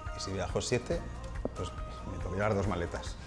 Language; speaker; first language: Spanish; native; Spanish